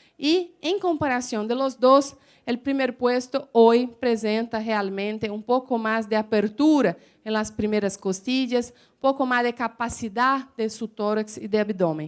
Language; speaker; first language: Spanish; non-native, fluent; Portuguese